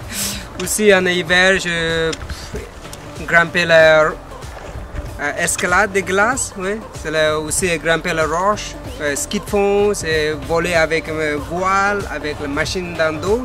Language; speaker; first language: French; non-native, learner; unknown